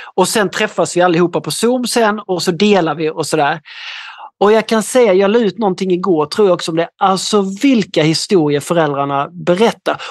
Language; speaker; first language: Swedish; native; Swedish